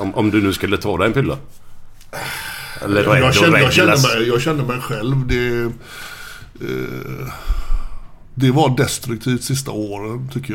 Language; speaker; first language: Swedish; native; Swedish